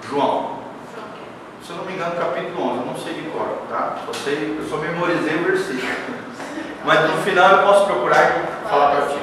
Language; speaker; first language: Portuguese; native; Portuguese